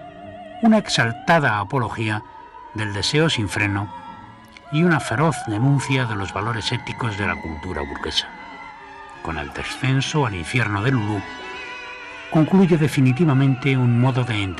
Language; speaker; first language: Spanish; native; Spanish